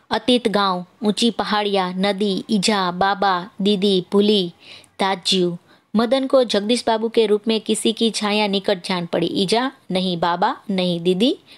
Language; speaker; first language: Hindi; non-native, local second language; Gujarati